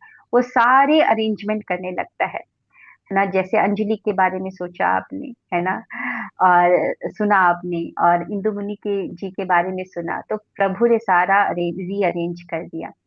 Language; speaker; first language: Hindi; native; Hindi